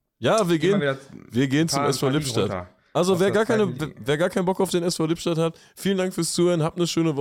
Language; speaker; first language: German; native; German